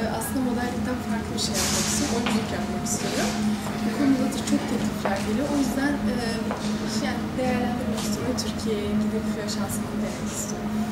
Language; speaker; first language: Turkish; early bilingual, heritage; Turkish